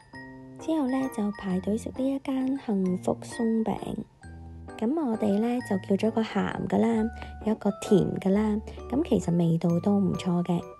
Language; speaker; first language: Cantonese; native; Cantonese